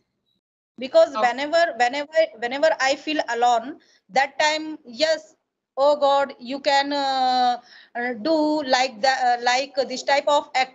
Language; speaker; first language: English; non-native, learner; Hindi